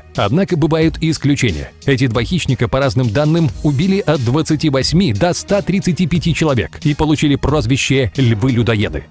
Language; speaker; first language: Russian; native; Russian